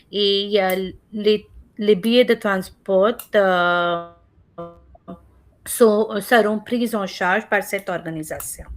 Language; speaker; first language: French; non-native, fluent; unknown